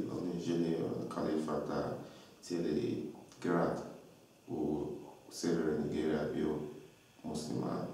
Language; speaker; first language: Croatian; non-native, learner; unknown